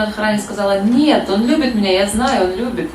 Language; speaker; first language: Russian; native; Russian